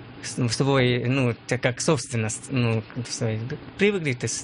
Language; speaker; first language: Russian; non-native, learner; Lao